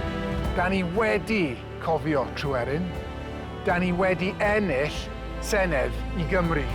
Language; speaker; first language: Welsh; non-native, local second language; English